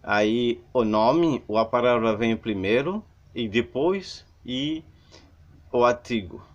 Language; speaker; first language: Portuguese; non-native, learner; Haitian Creole